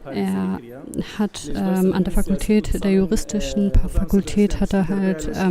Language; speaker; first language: German; non-native, fluent; Kurdish